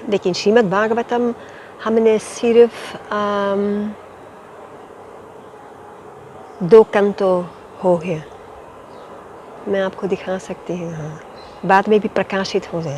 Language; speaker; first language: Hindi; non-native, fluent; Dutch